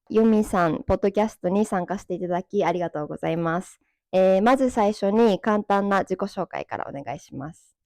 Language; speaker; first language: Japanese; native; Japanese